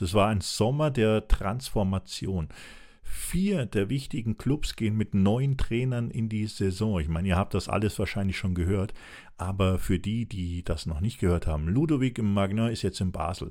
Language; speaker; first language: German; native; German